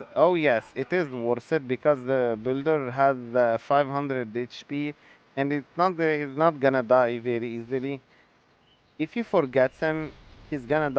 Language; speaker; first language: English; non-native, fluent; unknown